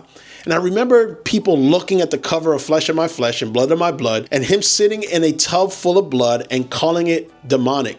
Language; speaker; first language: English; native; English